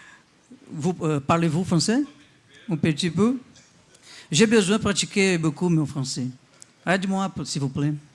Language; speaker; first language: French; non-native, learner; Portuguese